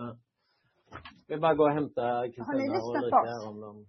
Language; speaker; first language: Swedish; native; Swedish